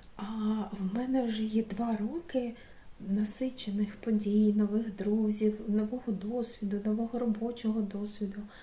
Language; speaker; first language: Ukrainian; non-native, local second language; Russian